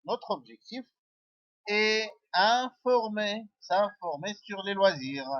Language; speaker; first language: French; non-native, local second language; Arabic